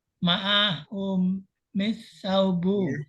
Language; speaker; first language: Arabic; non-native, learner; Indonesian